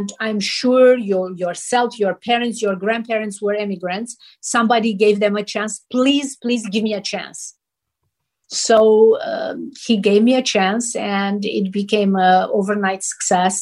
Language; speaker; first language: English; non-native, fluent; Romanian